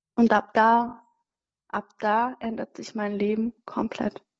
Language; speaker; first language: German; non-native, fluent; Kinyarwanda